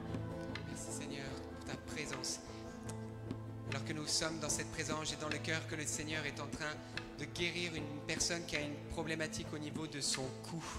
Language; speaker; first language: French; early bilingual, other home language; Arabic